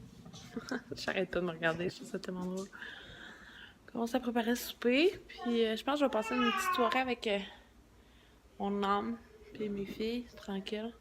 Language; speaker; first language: French; native; French